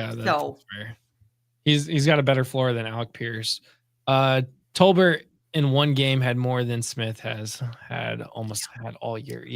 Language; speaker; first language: English; native; English